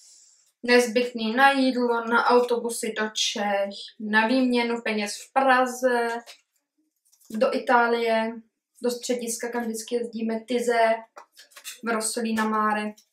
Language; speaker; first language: Czech; early bilingual, heritage; Czech